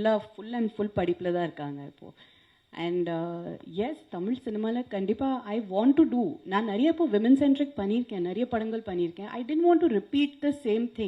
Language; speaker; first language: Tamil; non-native, local second language; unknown